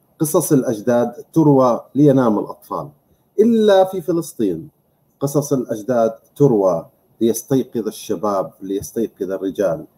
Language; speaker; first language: Arabic; native; Arabic